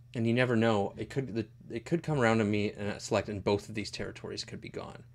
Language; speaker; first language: English; native; English